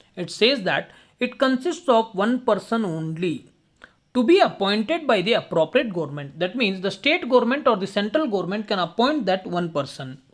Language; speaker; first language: English; non-native, local second language; Kannada